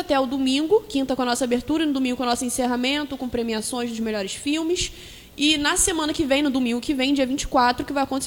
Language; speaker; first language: Portuguese; native; Portuguese